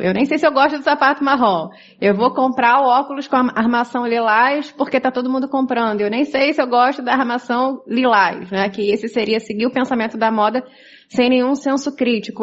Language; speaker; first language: Portuguese; native; Portuguese